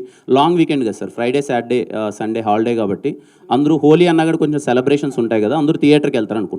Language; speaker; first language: Telugu; native; Telugu